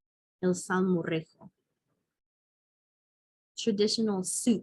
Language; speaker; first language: Spanish; non-native, fluent; English